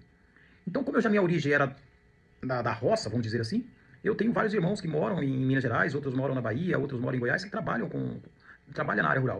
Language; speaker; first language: Portuguese; native; Portuguese